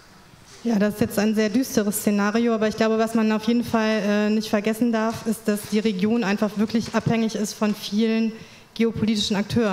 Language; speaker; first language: German; native; German